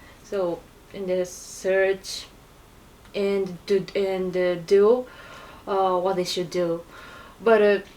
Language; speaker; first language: English; non-native, learner; Japanese